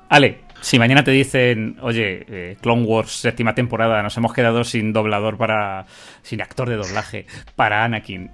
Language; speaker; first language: Spanish; native; Spanish